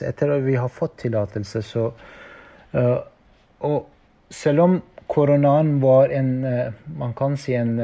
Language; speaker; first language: Norwegian; non-native, fluent; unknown